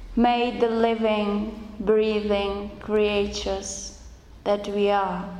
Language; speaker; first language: English; non-native, fluent; Czech